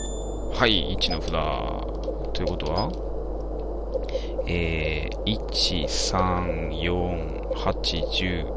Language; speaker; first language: Japanese; native; Japanese